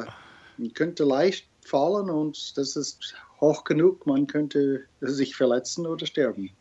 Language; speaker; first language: German; non-native, fluent; English